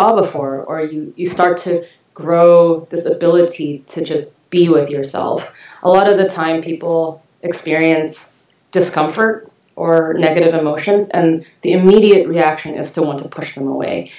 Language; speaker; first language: English; non-native, local second language; Cantonese